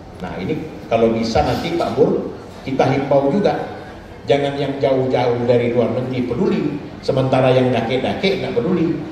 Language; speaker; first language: Indonesian; non-native, local second language; Minangkabau